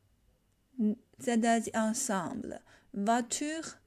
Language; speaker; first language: French; non-native, learner; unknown